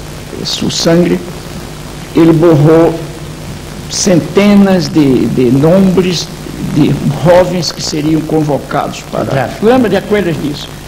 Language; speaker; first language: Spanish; non-native, fluent; Portuguese